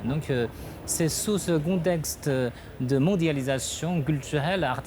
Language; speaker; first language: French; non-native, fluent; Chinese